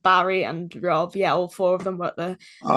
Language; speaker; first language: English; native; English